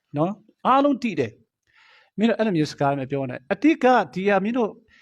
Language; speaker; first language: Burmese; non-native, local second language; Kachin